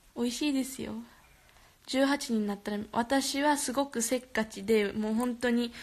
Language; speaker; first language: Japanese; early bilingual, other home language; Korean